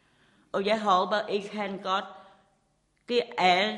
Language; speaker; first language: Danish; non-native, learner; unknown